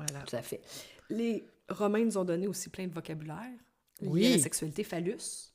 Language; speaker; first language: French; native; French